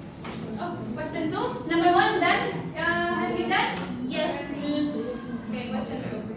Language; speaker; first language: English; non-native, fluent; Indonesian